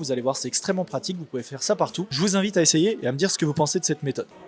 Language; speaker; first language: French; native; French